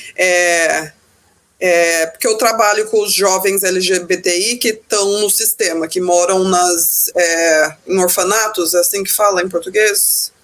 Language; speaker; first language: Portuguese; early bilingual, heritage; Portuguese